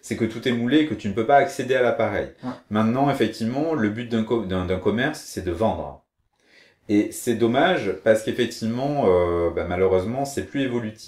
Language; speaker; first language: French; native; French